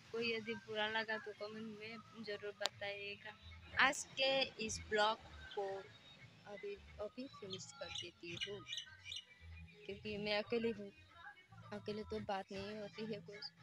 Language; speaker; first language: Hindi; non-native, local second language; Bangla